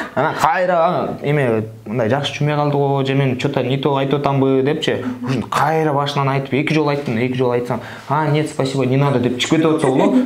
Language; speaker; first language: Kyrgyz; non-native, local second language; Russian